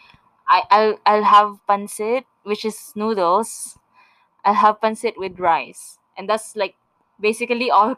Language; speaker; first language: English; non-native, local second language; Filipino